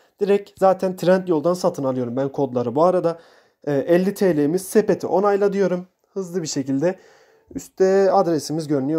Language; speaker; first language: Turkish; native; Turkish